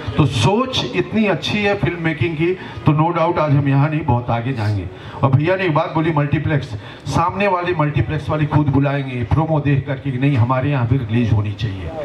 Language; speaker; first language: Hindi; non-native, local second language; Bhojpuri